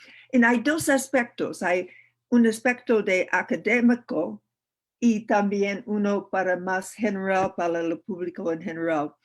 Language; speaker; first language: Spanish; non-native, learner; English